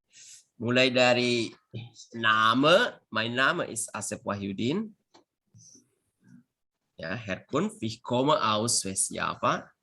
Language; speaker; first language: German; non-native, fluent; Indonesian